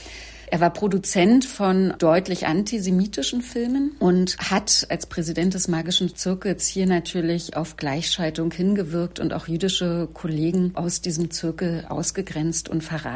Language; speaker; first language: German; native; German